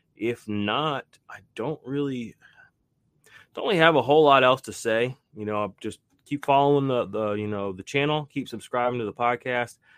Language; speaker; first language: English; native; English